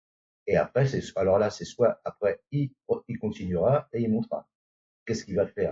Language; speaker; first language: French; native; French